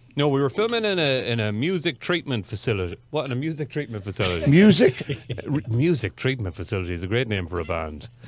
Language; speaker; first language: English; native; English